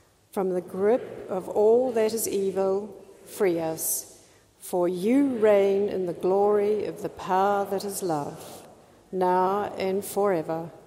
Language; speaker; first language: English; native; English